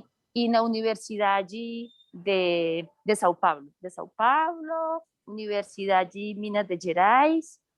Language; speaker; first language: Portuguese; non-native, learner; Spanish